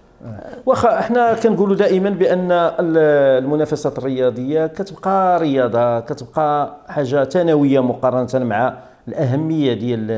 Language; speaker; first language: Arabic; native; Arabic